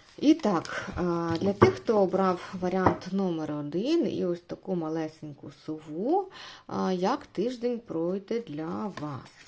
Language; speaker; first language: Ukrainian; non-native, local second language; Russian